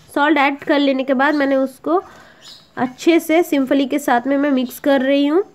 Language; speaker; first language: Hindi; non-native, local second language; Bangla